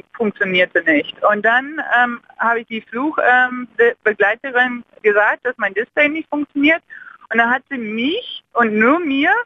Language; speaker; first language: German; non-native, fluent; English